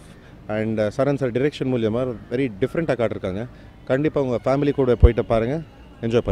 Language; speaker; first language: Tamil; non-native, fluent; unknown